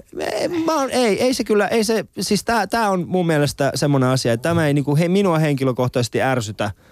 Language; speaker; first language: Finnish; early bilingual, other home language; Persian